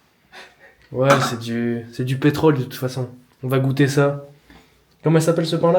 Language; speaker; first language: French; native; French